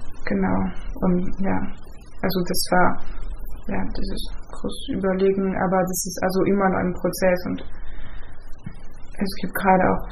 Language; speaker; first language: German; non-native, fluent; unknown